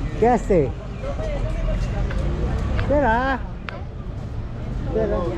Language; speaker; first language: Spanish; non-native, learner; Filipino